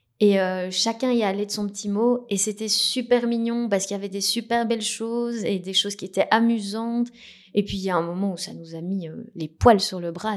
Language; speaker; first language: French; native; French